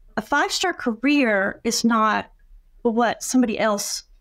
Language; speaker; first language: English; native; English